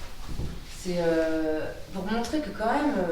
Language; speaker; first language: French; native; French